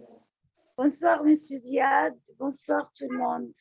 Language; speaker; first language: French; non-native, fluent; Arabic